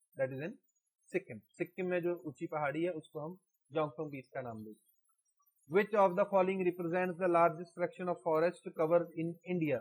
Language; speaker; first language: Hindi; non-native, local second language; Punjabi